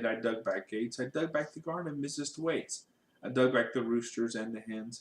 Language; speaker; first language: English; native; English